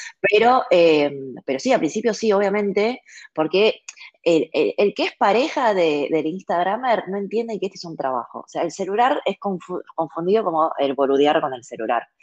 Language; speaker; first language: Spanish; early bilingual, other home language; Chinese